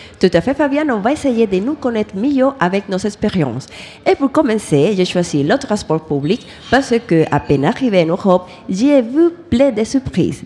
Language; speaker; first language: French; non-native, fluent; Portuguese